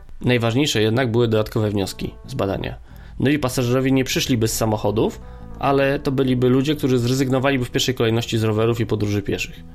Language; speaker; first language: Polish; native; Polish